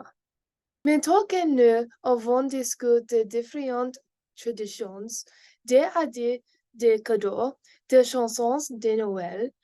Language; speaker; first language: French; non-native, learner; English